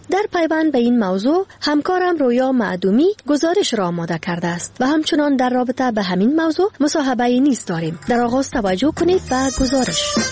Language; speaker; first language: Persian; native; Persian